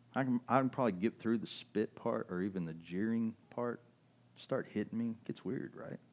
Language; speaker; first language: English; early bilingual, other home language; German